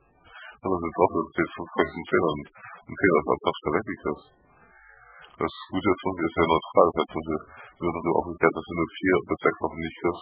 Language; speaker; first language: German; native; German